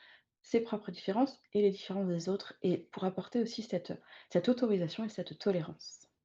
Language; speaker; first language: French; native; French